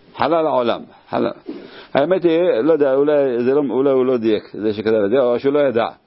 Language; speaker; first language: Hebrew; native; Hebrew